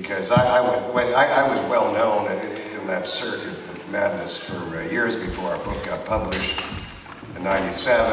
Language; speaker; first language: English; native; English